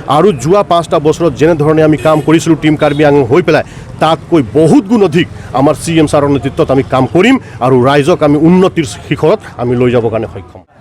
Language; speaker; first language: Assamese; non-native, local second language; Hindi